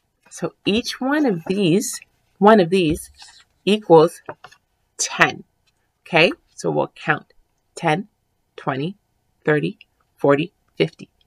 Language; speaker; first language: English; early bilingual, other home language; French